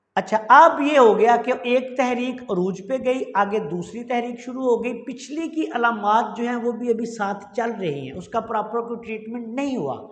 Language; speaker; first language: Urdu; non-native, local second language; Punjabi